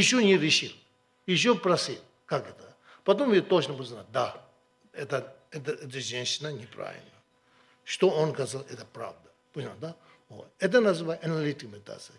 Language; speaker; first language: Russian; non-native, learner; Tibetan